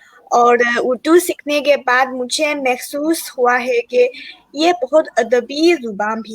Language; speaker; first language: Hindi; non-native, fluent; Chinese